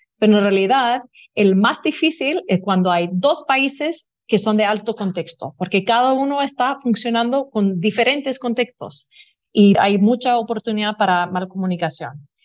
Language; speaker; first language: Spanish; early bilingual, heritage; Spanish